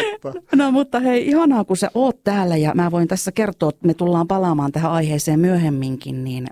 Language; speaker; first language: Finnish; native; Finnish